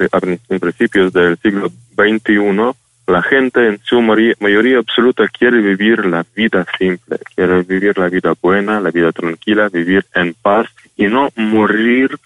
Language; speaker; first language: Spanish; non-native, fluent; Ukrainian